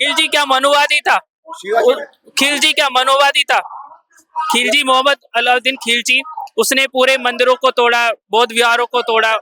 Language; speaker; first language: Hindi; native; Hindi